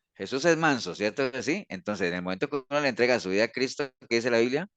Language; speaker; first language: Spanish; native; Spanish